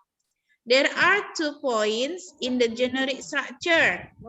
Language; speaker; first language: English; non-native, learner; Indonesian